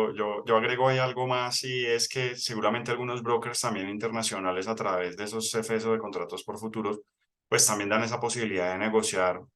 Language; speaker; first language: Spanish; native; Spanish